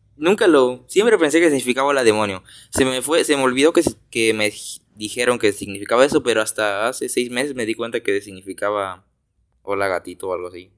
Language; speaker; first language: Spanish; native; Spanish